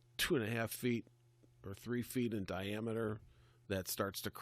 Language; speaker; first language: English; native; English